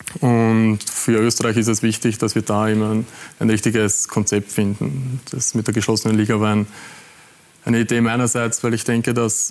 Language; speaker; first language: German; native; German